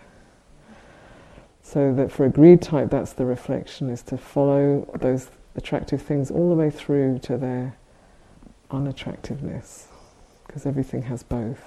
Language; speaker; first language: English; native; English